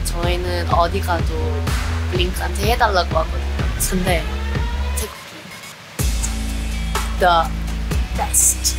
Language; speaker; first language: Korean; non-native, fluent; Thai